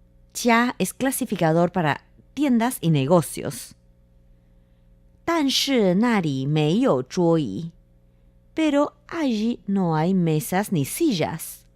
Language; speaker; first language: Spanish; non-native, fluent; Chinese